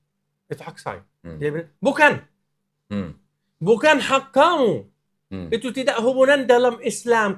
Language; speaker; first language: Indonesian; non-native, learner; Arabic